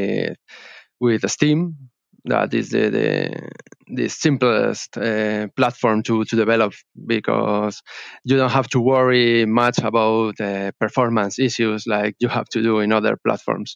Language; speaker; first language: English; non-native, learner; Spanish